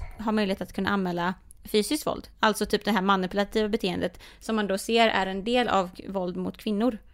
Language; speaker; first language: Swedish; native; Swedish